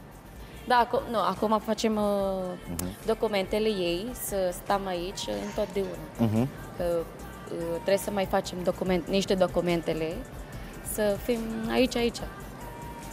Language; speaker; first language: Romanian; non-native, learner; Filipino